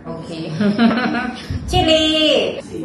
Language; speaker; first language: English; non-native, learner; Thai